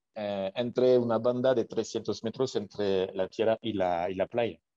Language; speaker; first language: Spanish; non-native, fluent; French